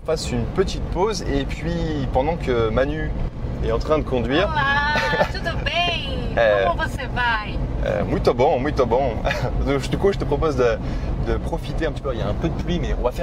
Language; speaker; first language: French; native; French